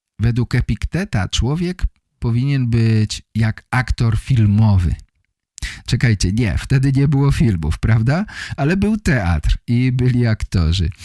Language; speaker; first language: Polish; native; Polish